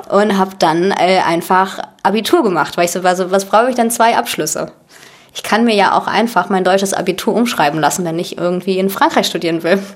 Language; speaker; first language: German; early bilingual, other home language; Russian